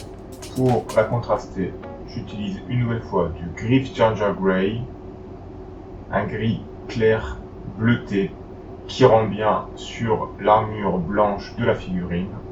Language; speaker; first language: French; native; French